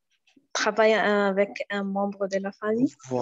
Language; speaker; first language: French; non-native, learner; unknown